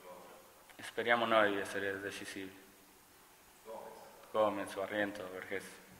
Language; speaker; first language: Italian; non-native, fluent; Spanish